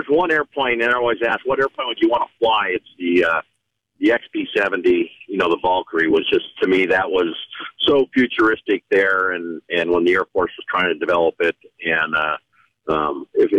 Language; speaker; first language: English; native; English